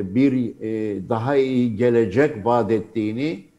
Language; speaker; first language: Turkish; native; Turkish